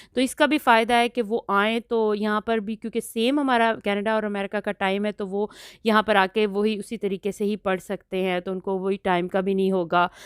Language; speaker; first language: Urdu; non-native, local second language; Punjabi